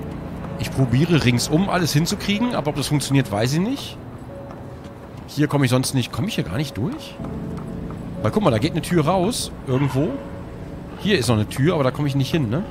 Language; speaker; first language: German; native; German